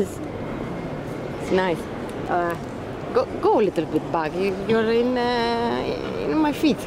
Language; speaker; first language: English; non-native, fluent; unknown